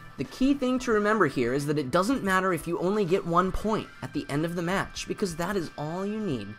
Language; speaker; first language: English; native; English